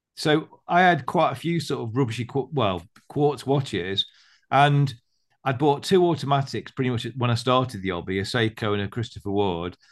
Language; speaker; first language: English; native; English